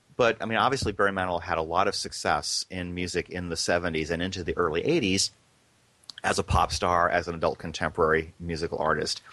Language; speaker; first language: English; native; English